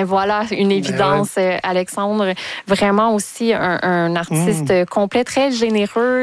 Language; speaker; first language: French; native; French